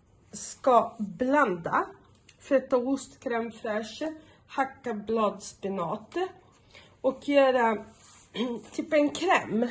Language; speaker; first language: Swedish; non-native, fluent; Portuguese